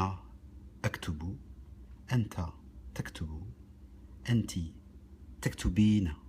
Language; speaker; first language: Arabic; non-native, fluent; French